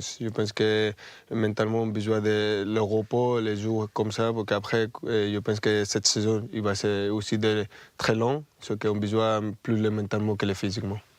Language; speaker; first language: French; non-native, fluent; Spanish